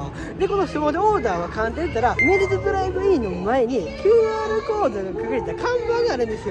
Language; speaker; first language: Japanese; native; Japanese